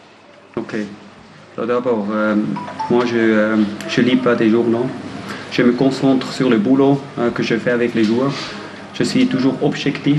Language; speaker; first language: French; non-native, fluent; German